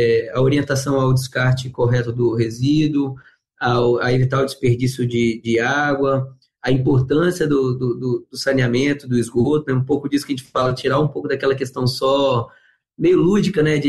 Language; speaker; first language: Portuguese; native; Portuguese